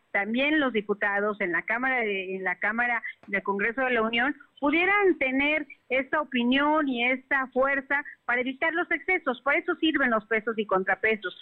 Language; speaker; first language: Spanish; native; Spanish